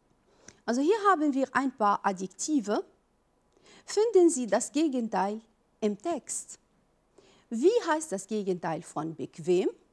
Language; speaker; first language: German; non-native, fluent; Arabic